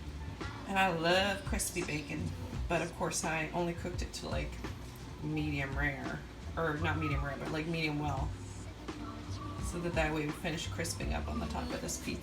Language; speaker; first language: English; native; English